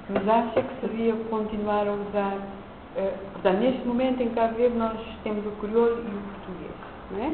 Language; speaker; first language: Portuguese; non-native, local second language; Kabuverdianu